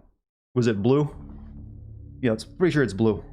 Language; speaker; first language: English; native; English